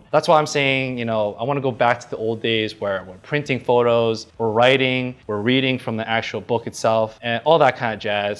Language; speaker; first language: English; native; English